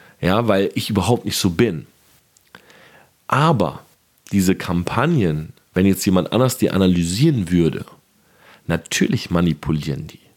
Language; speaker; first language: German; native; German